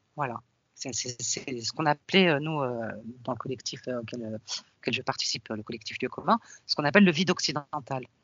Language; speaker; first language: French; early bilingual, other home language; Arabic